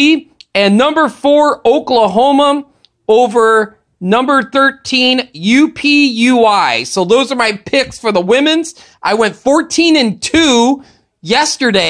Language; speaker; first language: English; native; English